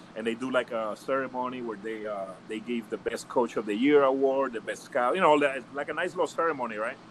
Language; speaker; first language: English; early bilingual, other home language; Spanish